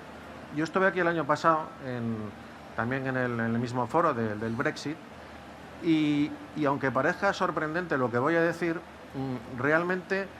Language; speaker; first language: Spanish; native; Spanish